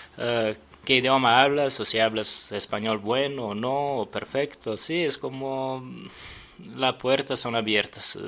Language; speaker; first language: Spanish; non-native, fluent; Serbian